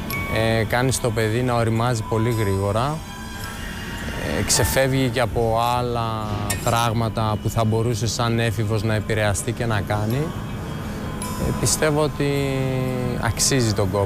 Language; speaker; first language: Greek; native; Greek